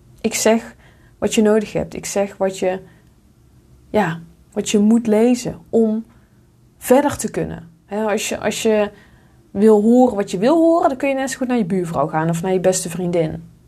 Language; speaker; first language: Dutch; native; Dutch